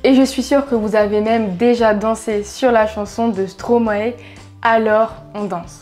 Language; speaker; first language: French; native; French